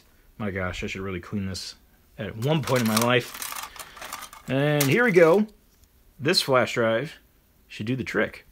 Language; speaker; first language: English; native; English